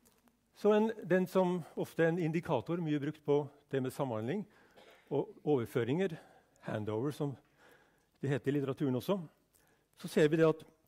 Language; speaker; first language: Norwegian; native; Norwegian